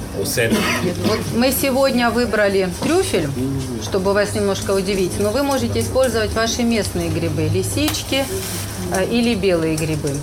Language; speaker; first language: Russian; non-native, fluent; French